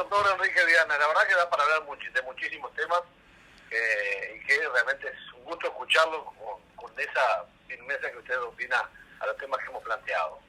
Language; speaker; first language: Spanish; native; Spanish